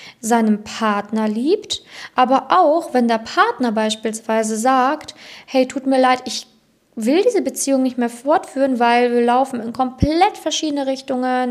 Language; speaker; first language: German; native; German